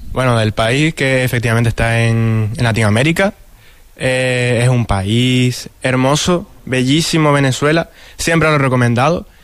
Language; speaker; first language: Spanish; native; Spanish